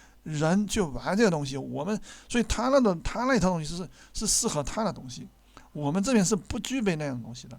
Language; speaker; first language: Chinese; native; Chinese